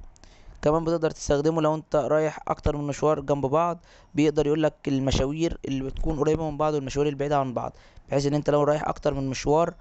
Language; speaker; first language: Arabic; native; Arabic